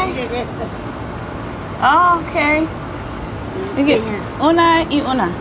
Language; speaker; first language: Spanish; non-native, learner; English